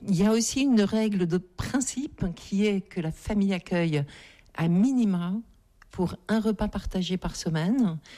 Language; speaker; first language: French; native; French